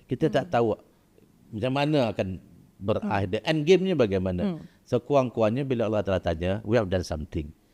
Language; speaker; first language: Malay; native; Malay